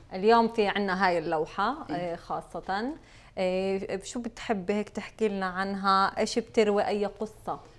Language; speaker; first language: Arabic; native; Arabic